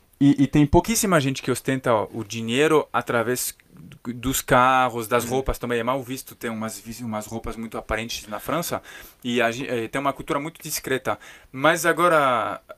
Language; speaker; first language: Portuguese; non-native, fluent; French